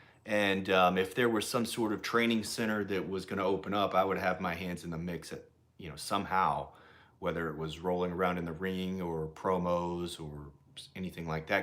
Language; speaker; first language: English; native; English